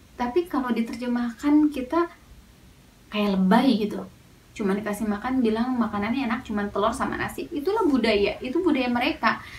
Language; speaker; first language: Indonesian; native; Indonesian